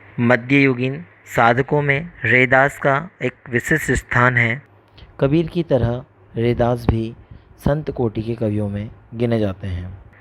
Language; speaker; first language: Hindi; native; Hindi